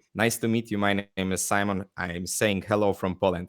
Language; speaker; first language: English; non-native, learner; Polish